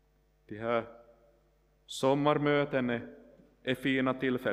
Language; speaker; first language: Swedish; non-native, local second language; Finnish